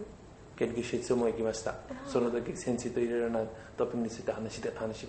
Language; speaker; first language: Japanese; non-native, learner; Bangla